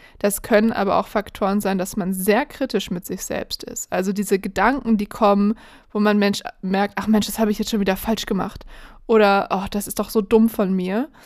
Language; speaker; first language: German; native; German